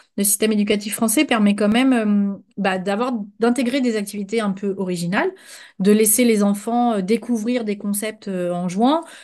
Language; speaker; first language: French; native; French